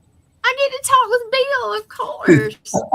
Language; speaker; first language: English; native; English